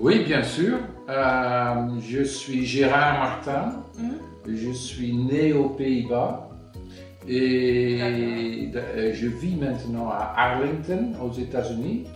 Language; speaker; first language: French; non-native, fluent; Dutch